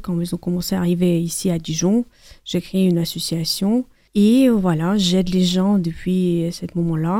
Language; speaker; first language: French; non-native, learner; Ukrainian